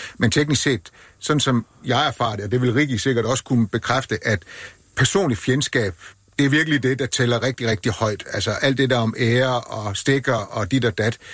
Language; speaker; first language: Danish; native; Danish